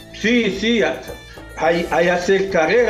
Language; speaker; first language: Spanish; non-native, local second language; Arabic